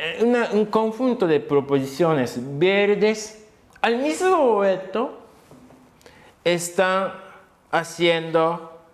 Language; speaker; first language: Spanish; non-native, fluent; Japanese